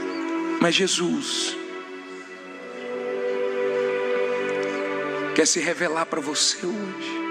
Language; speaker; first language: Portuguese; native; Portuguese